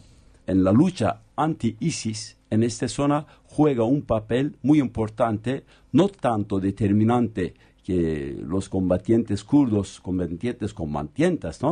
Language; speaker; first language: Spanish; non-native, fluent; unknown